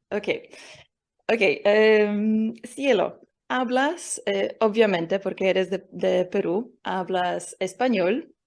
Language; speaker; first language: Spanish; non-native, learner; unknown